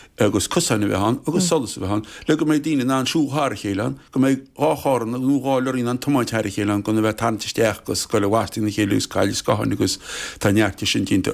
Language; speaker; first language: Irish; native; Irish